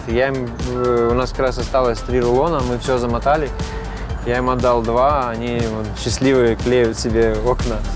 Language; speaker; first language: Russian; native; Russian